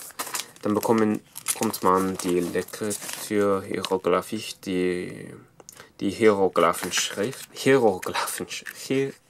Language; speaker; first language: German; non-native, fluent; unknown